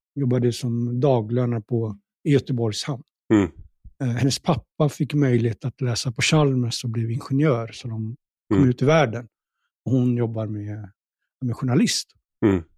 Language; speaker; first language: Swedish; early bilingual, other home language; Punjabi